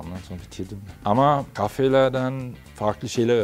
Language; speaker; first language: Turkish; non-native, fluent; German